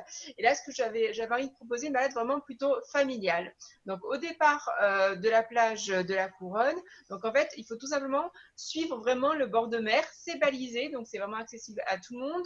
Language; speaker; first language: French; native; French